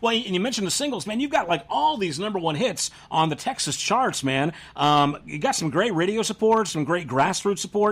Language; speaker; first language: English; native; English